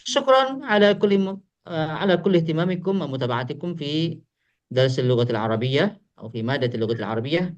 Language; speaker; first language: Arabic; non-native, fluent; Indonesian